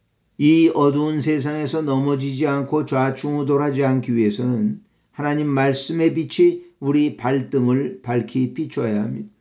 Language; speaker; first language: Korean; native; Korean